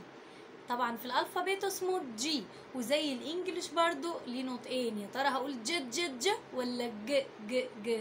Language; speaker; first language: Arabic; native; Arabic